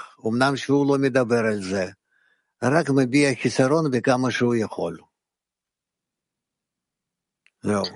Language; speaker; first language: Hebrew; non-native, fluent; Russian